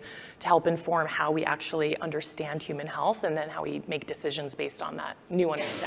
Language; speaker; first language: English; native; English